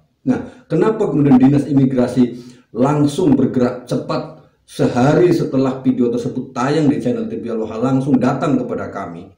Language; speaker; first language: Indonesian; native; Indonesian